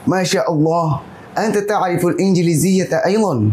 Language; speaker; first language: Arabic; non-native, learner; Bangla